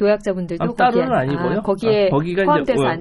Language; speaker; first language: Korean; native; Korean